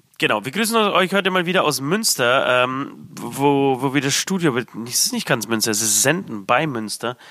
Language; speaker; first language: German; early bilingual, other home language; Polish